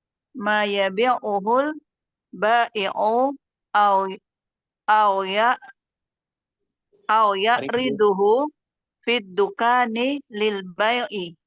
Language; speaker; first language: Arabic; non-native, learner; Indonesian